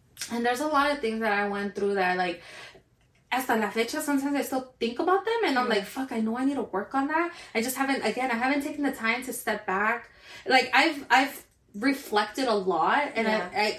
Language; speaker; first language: English; early bilingual, other home language; Spanish